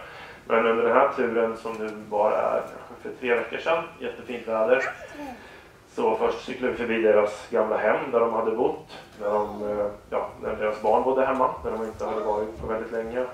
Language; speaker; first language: Swedish; native; Swedish